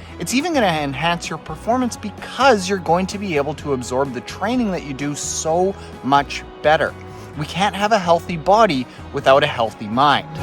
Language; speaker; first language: English; native; English